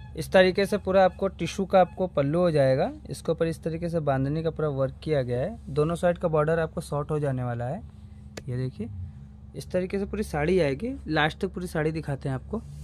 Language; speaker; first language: Hindi; native; Hindi